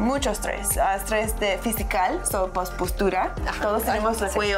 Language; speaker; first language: Spanish; early bilingual, heritage; English